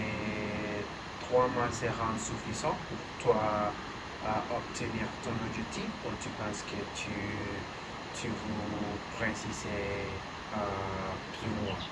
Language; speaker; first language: French; non-native, learner; Spanish